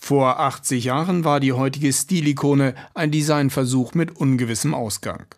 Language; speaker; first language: German; native; German